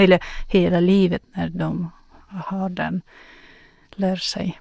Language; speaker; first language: Swedish; non-native, fluent; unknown